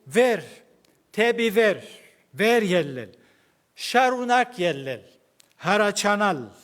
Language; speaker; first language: Armenian; native; Armenian